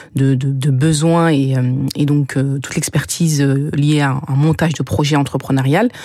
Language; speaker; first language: French; native; French